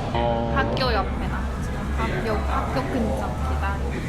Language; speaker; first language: Korean; non-native, learner; Thai